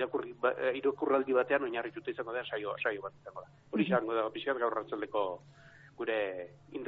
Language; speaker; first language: Basque; native; Basque